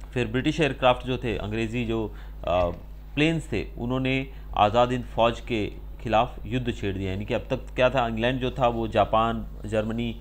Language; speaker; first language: Hindi; non-native, local second language; Gujarati